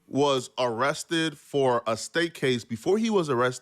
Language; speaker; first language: English; native; English